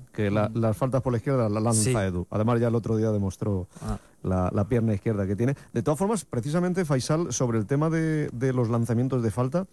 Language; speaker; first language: Spanish; native; Spanish